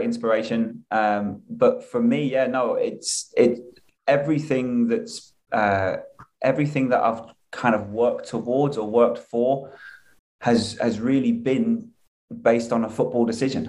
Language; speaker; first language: English; native; English